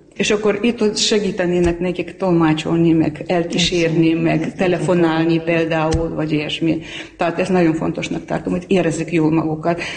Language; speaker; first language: Hungarian; non-native, fluent; Armenian